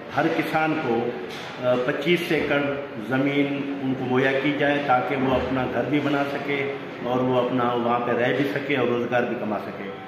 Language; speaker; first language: Urdu; non-native, local second language; Sindhi